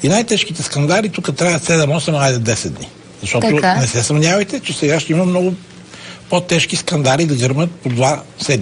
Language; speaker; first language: Bulgarian; native; Bulgarian